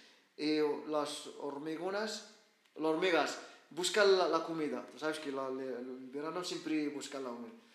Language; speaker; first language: Spanish; non-native, learner; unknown